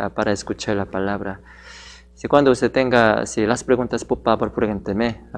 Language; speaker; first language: Spanish; non-native, learner; Korean